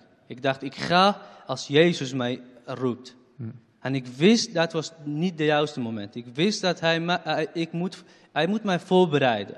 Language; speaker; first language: Dutch; non-native, fluent; Kurdish